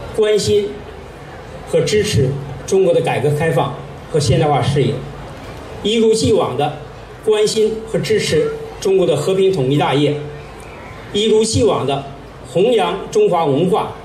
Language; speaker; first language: Chinese; native; Chinese